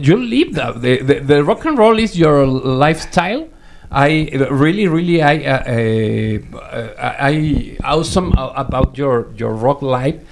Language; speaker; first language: English; non-native, learner; Spanish